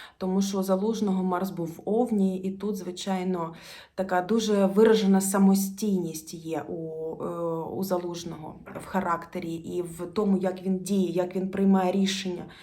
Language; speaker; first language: Ukrainian; non-native, local second language; Russian